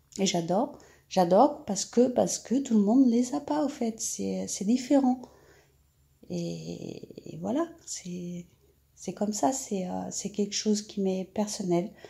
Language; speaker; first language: French; native; French